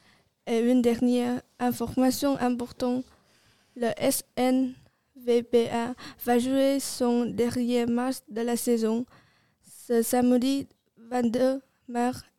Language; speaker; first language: French; non-native, learner; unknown